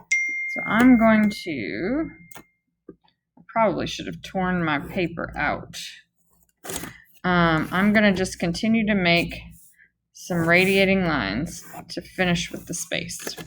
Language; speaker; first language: English; native; English